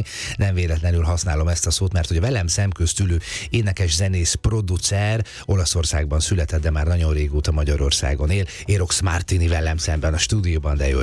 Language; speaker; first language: Hungarian; native; Hungarian